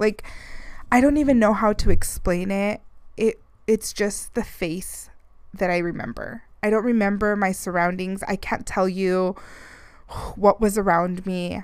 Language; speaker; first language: English; early bilingual, other home language; Spanish